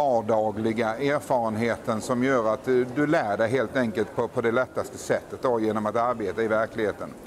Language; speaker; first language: Swedish; native; Swedish